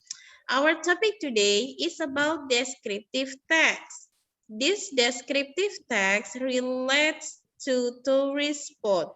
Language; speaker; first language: English; non-native, learner; Indonesian